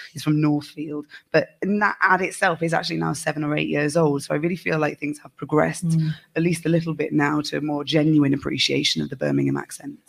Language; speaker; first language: English; native; English